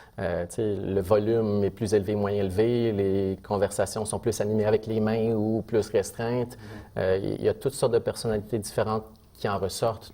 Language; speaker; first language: French; native; French